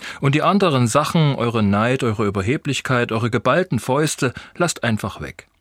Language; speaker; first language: German; native; German